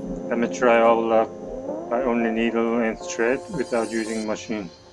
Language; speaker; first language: English; non-native, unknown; Korean